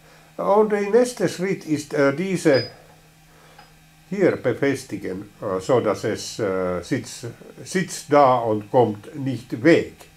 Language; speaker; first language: German; non-native, learner; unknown